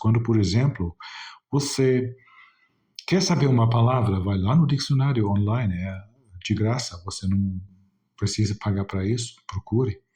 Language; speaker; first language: Portuguese; non-native, fluent; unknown